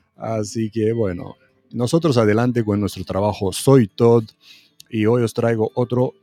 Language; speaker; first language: Spanish; non-native, fluent; Romanian